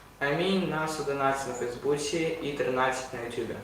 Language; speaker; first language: Ukrainian; non-native, local second language; Russian